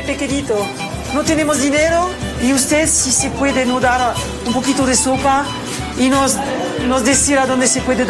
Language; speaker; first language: Spanish; non-native, learner; French